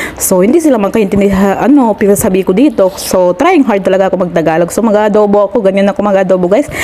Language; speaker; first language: Filipino; non-native, local second language; Maguindanaon